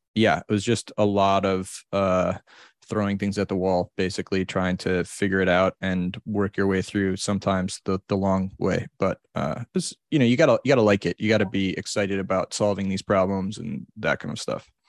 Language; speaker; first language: English; native; English